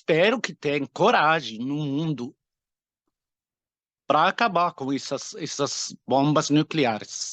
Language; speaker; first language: Portuguese; non-native, fluent; Arabic